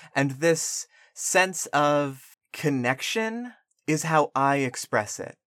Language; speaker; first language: English; early bilingual, other home language; Spanish